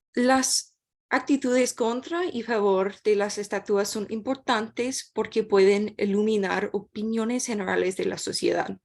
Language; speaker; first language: Spanish; non-native, learner; English